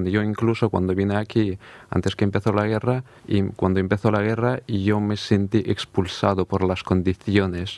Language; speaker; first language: Spanish; non-native, fluent; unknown